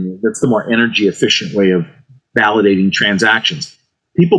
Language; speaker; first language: English; native; English